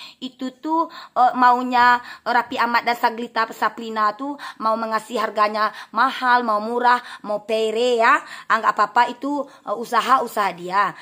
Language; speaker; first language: Malay; non-native, local second language; Minangkabau